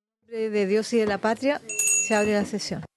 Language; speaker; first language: Spanish; native; Spanish